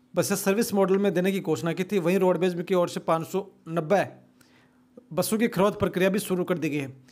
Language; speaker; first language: Hindi; native; Hindi